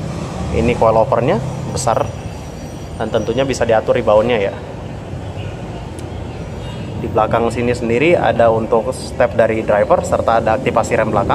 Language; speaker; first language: Indonesian; native; Indonesian